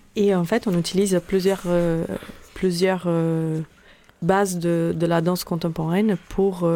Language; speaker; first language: French; non-native, fluent; Portuguese